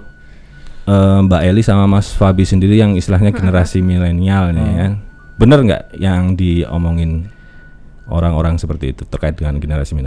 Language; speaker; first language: Indonesian; native; Indonesian